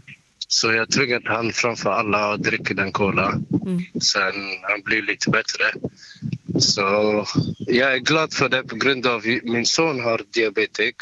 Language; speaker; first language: Swedish; non-native, learner; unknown